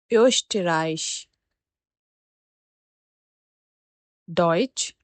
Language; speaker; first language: German; non-native, fluent; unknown